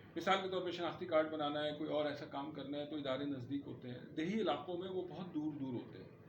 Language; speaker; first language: Urdu; native; Urdu